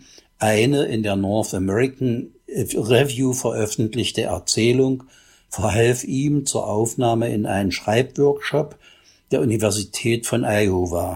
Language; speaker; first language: German; native; German